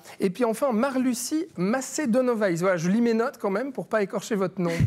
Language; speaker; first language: French; native; French